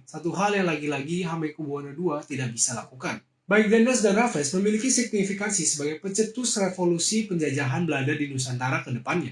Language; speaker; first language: Indonesian; native; Indonesian